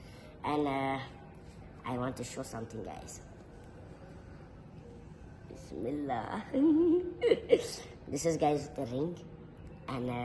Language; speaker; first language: English; non-native, learner; Tajik